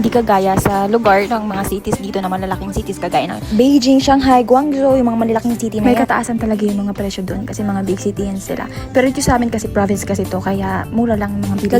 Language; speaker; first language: Filipino; native; Filipino